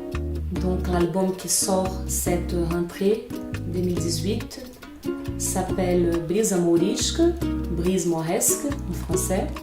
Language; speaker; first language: French; non-native, fluent; Portuguese